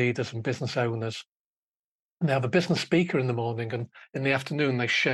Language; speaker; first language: English; native; English